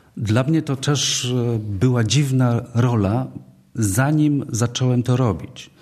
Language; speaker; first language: Polish; native; Polish